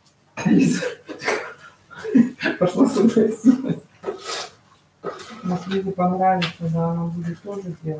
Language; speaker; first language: Russian; native; Russian